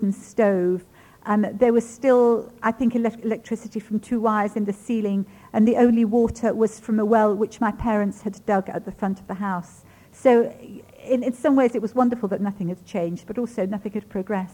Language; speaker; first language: English; non-native, local second language; Ukrainian